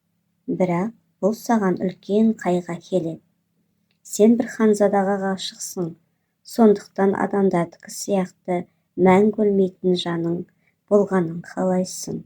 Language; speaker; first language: Kazakh; native; Kazakh